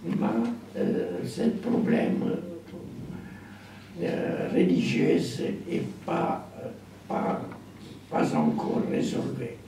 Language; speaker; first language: French; non-native, learner; Romanian